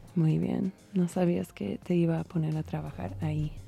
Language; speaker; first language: Spanish; non-native, fluent; English